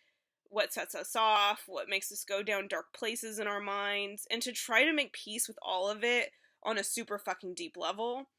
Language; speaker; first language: English; native; English